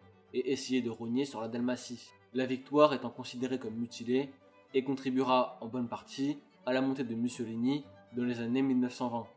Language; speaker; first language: French; native; French